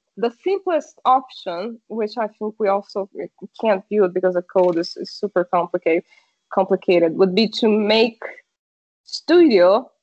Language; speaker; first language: English; non-native, fluent; Portuguese